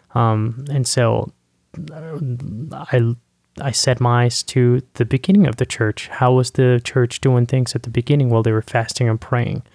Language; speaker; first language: English; non-native, fluent; Spanish